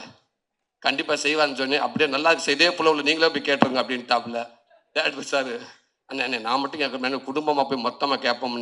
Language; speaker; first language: Tamil; native; Tamil